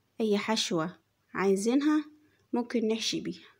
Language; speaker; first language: Arabic; native; Arabic